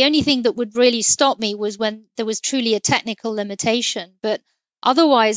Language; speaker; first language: English; native; English